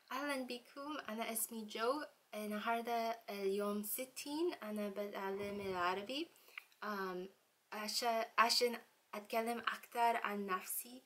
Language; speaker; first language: Arabic; non-native, learner; English